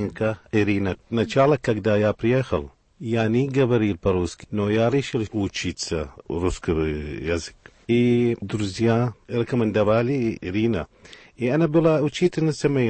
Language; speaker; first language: Russian; non-native, learner; Arabic